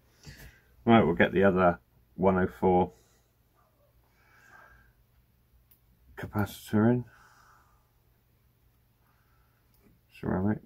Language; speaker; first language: English; native; English